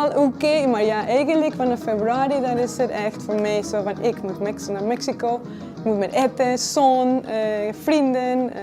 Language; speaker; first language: Dutch; non-native, fluent; Spanish